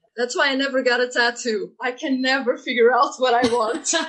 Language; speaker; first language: English; non-native, fluent; Portuguese